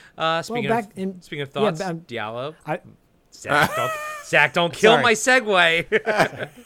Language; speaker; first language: English; native; English